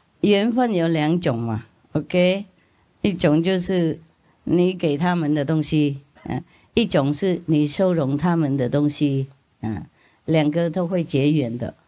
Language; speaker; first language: Chinese; non-native, fluent; Vietnamese